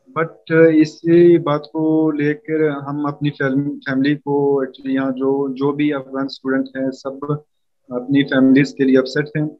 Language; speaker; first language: Hindi; non-native, fluent; Pashto